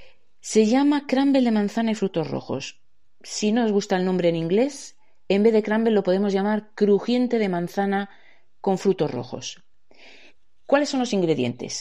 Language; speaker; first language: Spanish; native; Spanish